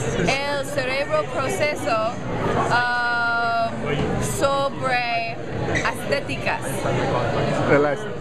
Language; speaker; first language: Spanish; non-native, learner; English